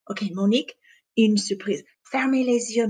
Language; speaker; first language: French; non-native, fluent; English